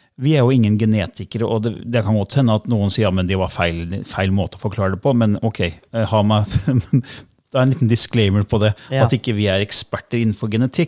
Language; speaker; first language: Norwegian; native; Norwegian